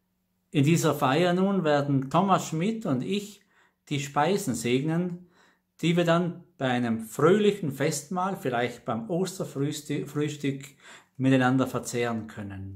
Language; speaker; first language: German; native; German